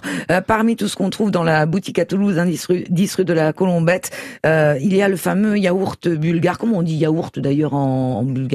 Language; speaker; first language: French; native; French